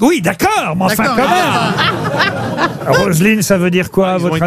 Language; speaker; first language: French; native; French